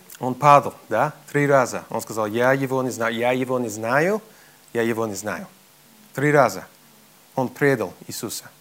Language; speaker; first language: Russian; non-native, fluent; English